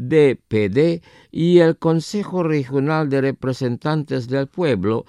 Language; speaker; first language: Spanish; non-native, fluent; Indonesian